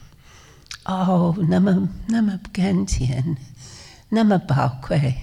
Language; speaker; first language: Chinese; non-native, fluent; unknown